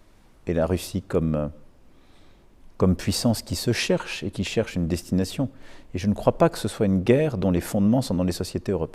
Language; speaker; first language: French; native; French